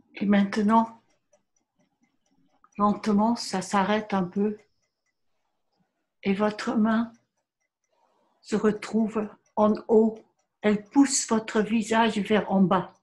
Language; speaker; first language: French; non-native, fluent; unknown